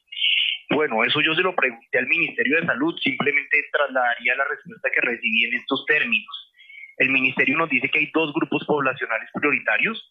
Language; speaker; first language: Spanish; native; Spanish